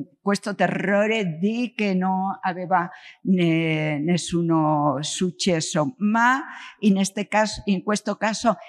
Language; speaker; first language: Italian; non-native, learner; Spanish